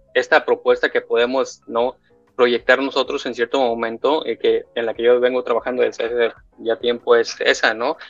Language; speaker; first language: Spanish; native; Spanish